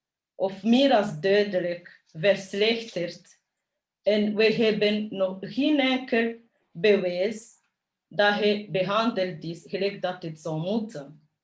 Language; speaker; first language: Dutch; early bilingual, other home language; Kinyarwanda